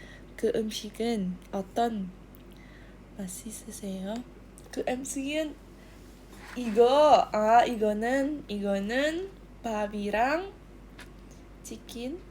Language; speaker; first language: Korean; non-native, learner; Indonesian